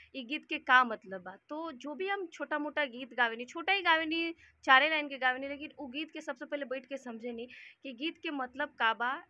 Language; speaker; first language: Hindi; native; Hindi